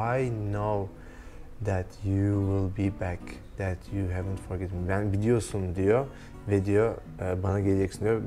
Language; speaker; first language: Turkish; native; Turkish